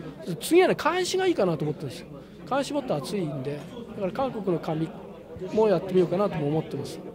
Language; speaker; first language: Japanese; native; Japanese